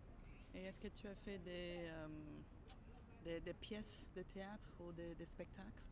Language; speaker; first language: French; non-native, fluent; English